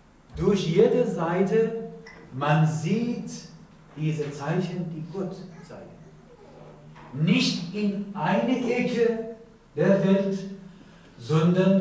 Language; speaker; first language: German; non-native, learner; Persian